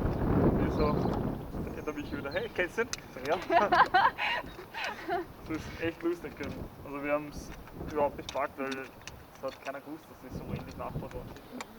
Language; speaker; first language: German; native; German